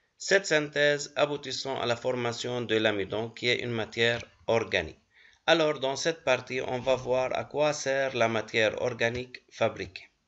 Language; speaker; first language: French; non-native, local second language; Arabic